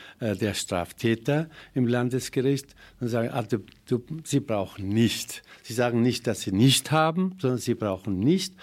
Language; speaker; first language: German; non-native, fluent; Persian